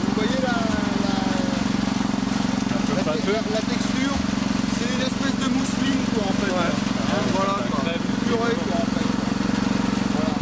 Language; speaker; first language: French; native; French